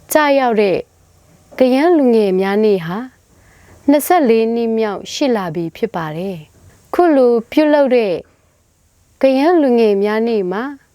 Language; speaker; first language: Burmese; non-native, local second language; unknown